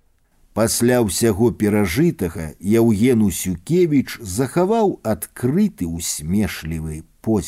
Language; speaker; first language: Belarusian; native; Belarusian